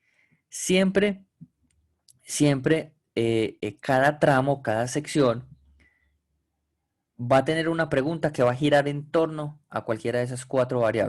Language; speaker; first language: Spanish; native; Spanish